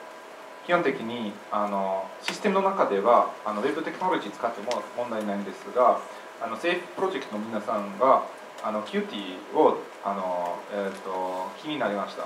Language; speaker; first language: Japanese; non-native, fluent; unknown